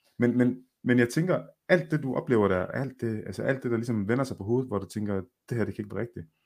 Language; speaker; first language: Danish; native; Danish